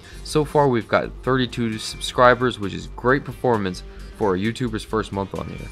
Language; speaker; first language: English; native; English